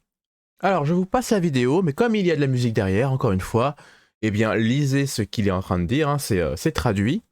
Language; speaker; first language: French; native; French